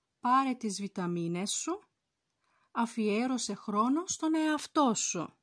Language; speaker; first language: Greek; non-native, fluent; Turkish